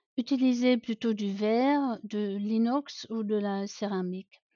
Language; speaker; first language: French; non-native, fluent; German